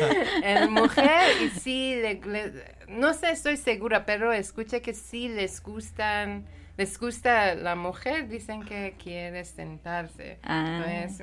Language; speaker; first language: Spanish; non-native, fluent; Persian